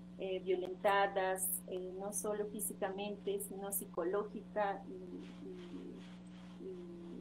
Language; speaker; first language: Portuguese; non-native, learner; Spanish